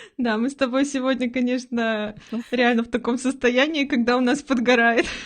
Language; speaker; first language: Russian; native; Russian